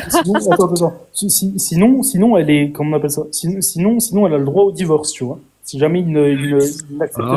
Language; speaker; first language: French; native; French